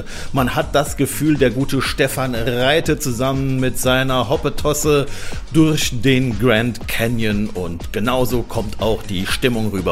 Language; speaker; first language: German; native; German